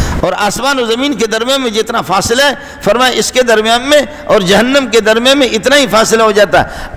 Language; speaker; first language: Urdu; non-native, local second language; Brahui